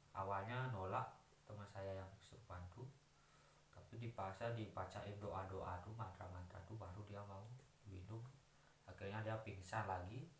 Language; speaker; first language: Indonesian; non-native, local second language; Balinese